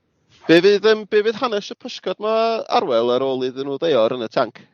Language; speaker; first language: Welsh; native; Welsh